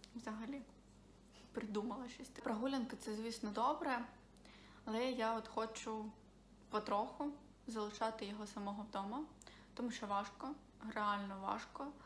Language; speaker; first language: Ukrainian; non-native, local second language; Russian